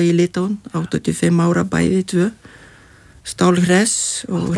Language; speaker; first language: Icelandic; non-native, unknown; Lithuanian